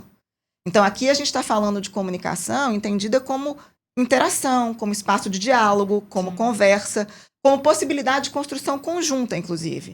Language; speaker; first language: Portuguese; native; Portuguese